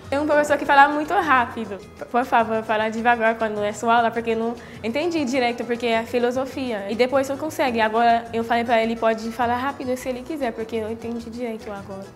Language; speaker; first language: Portuguese; non-native, learner; Haitian Creole